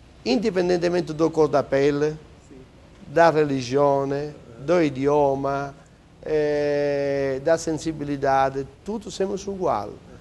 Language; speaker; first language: Portuguese; non-native, fluent; Italian